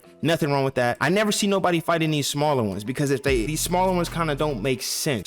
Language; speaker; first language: English; native; English